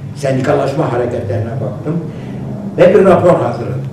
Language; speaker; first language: Turkish; non-native, local second language; Kurdish